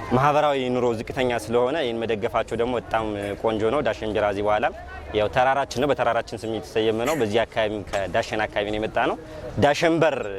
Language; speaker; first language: Amharic; native; Amharic